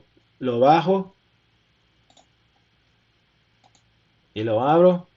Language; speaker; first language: Spanish; non-native, fluent; Portuguese